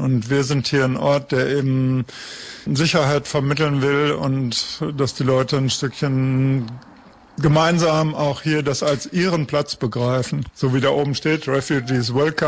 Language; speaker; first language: German; native; German